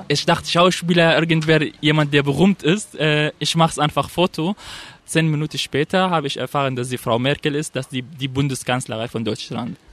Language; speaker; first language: German; non-native, fluent; Arabic